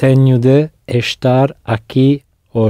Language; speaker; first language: Portuguese; non-native, learner; English